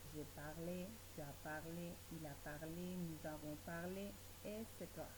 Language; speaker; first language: French; non-native, fluent; Spanish